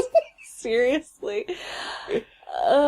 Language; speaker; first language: English; native; English